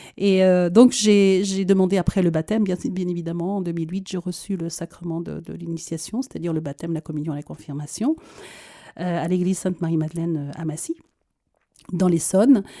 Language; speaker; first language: French; early bilingual, other home language; Arabic